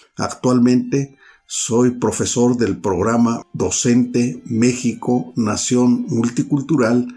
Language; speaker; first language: Spanish; non-native, local second language; Nahuatl languages